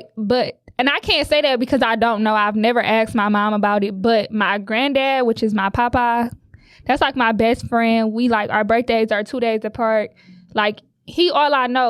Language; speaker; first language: English; native; English